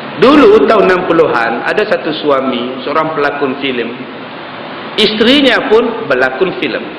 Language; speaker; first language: Malay; native; Malay